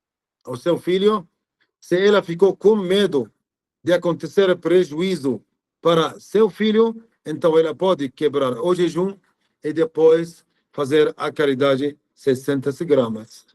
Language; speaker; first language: Portuguese; non-native, fluent; Arabic